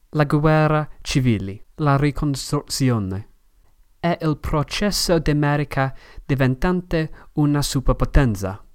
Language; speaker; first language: Italian; non-native, learner; English